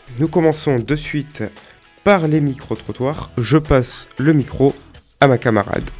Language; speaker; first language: French; native; French